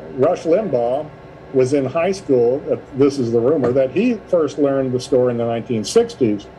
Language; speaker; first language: English; native; English